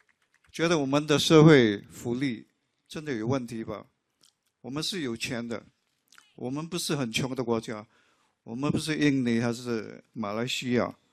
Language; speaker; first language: Chinese; non-native, local second language; English